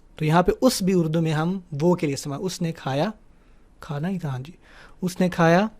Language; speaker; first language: Urdu; native; Urdu